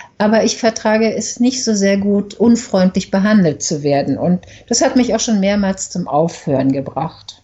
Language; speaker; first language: German; native; German